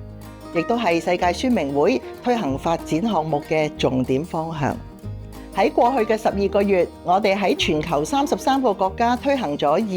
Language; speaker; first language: Cantonese; native; Cantonese